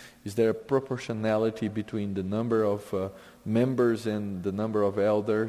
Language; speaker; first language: English; non-native, fluent; Portuguese